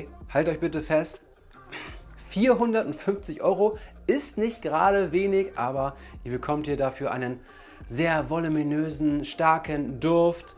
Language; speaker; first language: German; native; German